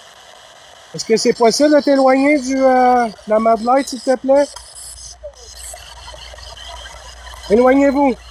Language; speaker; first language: French; native; French